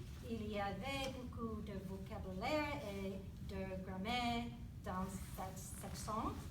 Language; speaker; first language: French; non-native, learner; English